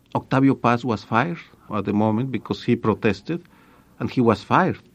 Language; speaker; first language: English; non-native, fluent; Spanish